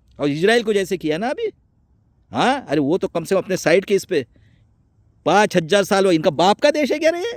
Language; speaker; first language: Hindi; non-native, local second language; Marathi